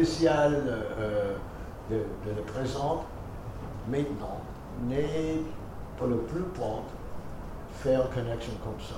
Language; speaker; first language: French; non-native, fluent; English